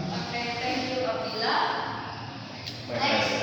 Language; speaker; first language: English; non-native, learner; Indonesian